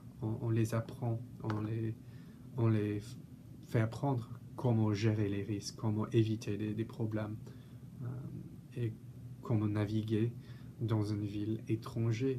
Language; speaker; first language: French; non-native, fluent; English